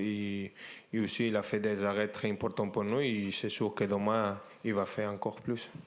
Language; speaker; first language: French; non-native, fluent; Spanish